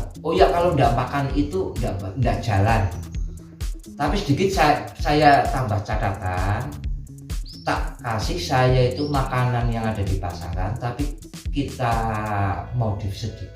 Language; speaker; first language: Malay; non-native, local second language; Javanese